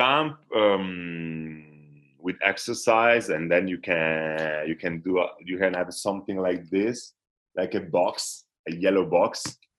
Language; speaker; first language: English; non-native, fluent; Italian